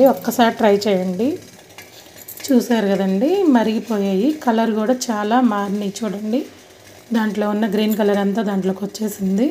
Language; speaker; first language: Telugu; native; Telugu